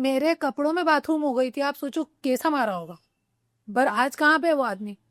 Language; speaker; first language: Hindi; non-native, local second language; Marathi